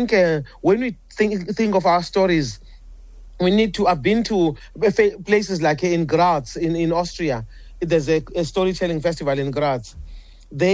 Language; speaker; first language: English; non-native, local second language; Zulu